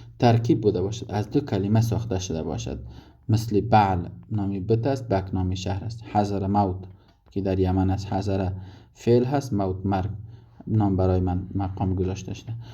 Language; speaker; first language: Persian; native; Persian